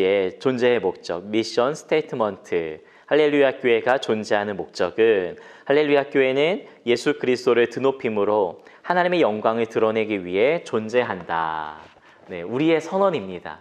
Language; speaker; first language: Korean; native; Korean